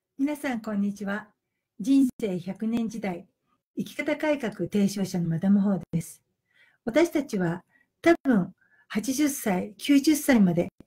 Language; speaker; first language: Japanese; native; Japanese